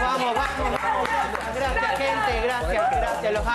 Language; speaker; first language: Spanish; native; Spanish